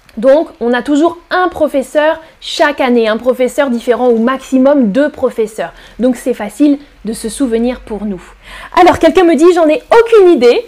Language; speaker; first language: French; native; French